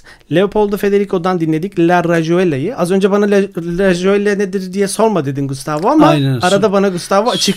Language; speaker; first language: Turkish; native; Turkish